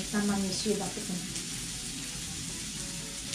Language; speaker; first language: Finnish; non-native, learner; Filipino